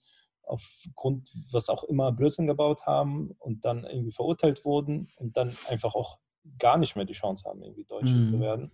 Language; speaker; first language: German; native; German